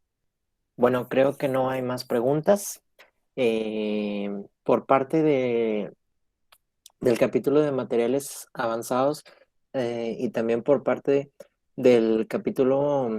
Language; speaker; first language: Spanish; native; Spanish